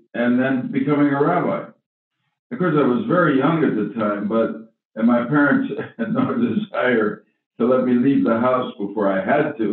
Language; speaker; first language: English; native; English